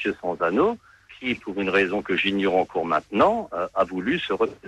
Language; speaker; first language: French; native; French